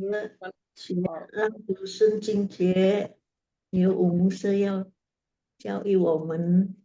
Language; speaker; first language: Chinese; non-native, learner; Indonesian